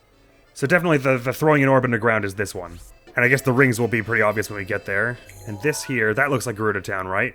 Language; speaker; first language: English; native; English